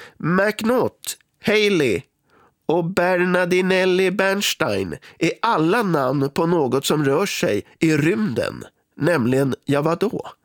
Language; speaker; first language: Swedish; native; Swedish